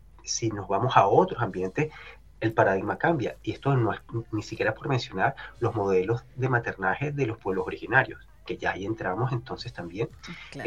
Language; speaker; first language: Spanish; native; Spanish